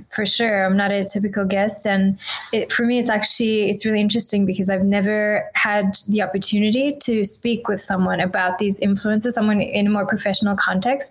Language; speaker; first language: English; native; English